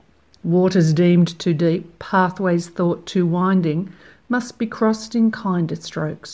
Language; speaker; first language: English; native; English